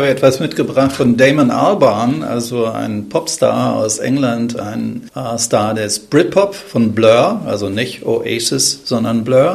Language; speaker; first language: German; native; German